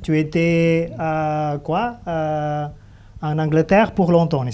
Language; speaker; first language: French; non-native, fluent; Indonesian